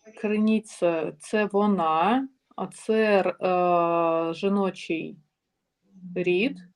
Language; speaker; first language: Ukrainian; non-native, learner; Russian